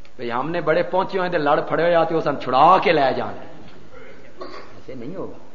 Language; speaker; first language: Urdu; non-native, local second language; Punjabi